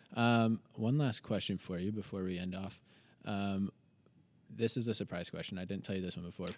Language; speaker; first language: English; native; English